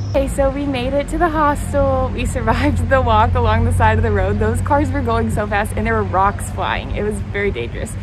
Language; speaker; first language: English; native; English